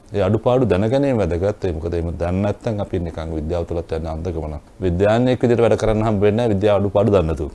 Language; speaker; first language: Sinhala; non-native, local second language; Tamil